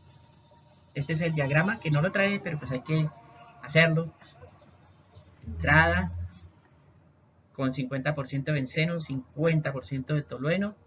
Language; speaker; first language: Spanish; native; Spanish